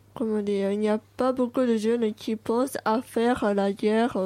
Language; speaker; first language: French; non-native, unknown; Japanese